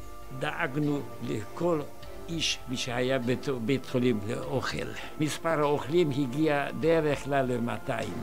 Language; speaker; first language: Hebrew; non-native, fluent; Hungarian